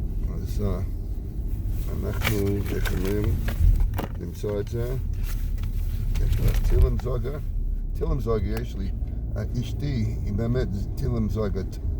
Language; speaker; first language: Hebrew; non-native, fluent; English